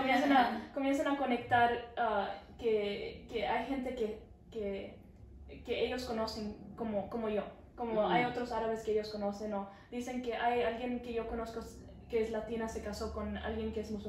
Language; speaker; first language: Spanish; early bilingual, heritage; Spanish